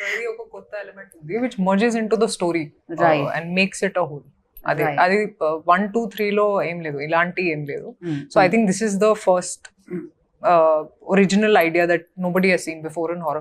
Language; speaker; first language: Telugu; non-native, local second language; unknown